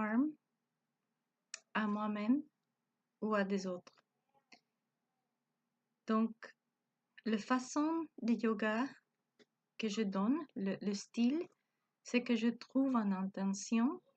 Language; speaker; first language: French; non-native, learner; Spanish